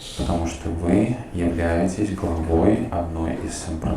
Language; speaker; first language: Russian; native; Russian